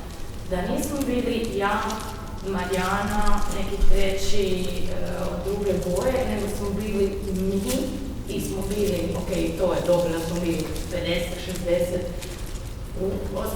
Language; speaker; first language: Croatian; non-native, fluent; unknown